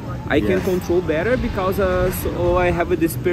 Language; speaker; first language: English; non-native, fluent; Portuguese